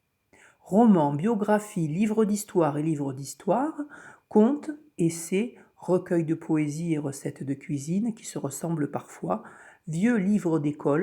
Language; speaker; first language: French; native; French